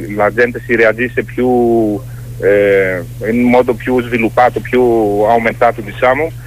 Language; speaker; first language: Italian; non-native, fluent; Greek